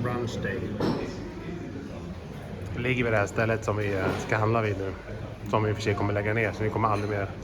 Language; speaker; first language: Swedish; native; Swedish